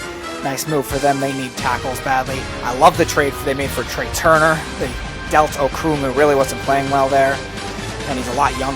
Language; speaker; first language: English; native; English